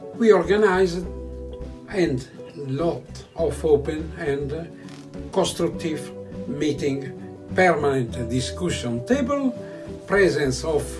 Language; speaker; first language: English; non-native, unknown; Italian